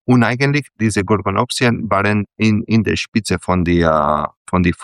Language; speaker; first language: German; non-native, fluent; Catalan